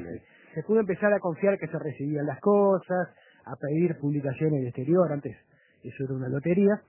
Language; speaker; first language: Spanish; native; Spanish